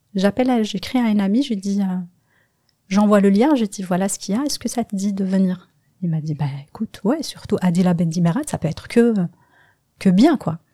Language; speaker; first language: French; non-native, local second language; Kabyle